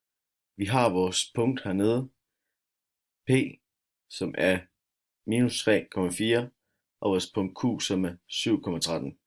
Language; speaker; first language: Danish; native; Danish